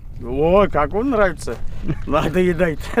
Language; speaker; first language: Russian; non-native, local second language; Kazakh